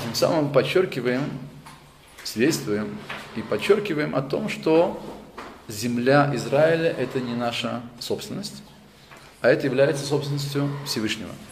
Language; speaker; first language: Russian; native; Russian